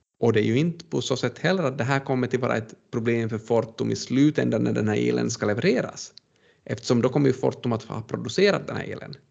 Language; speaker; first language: Swedish; native; Swedish